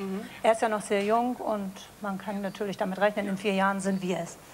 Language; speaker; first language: German; native; German